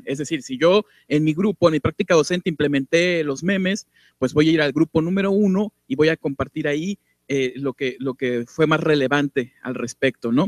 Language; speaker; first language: Spanish; native; Spanish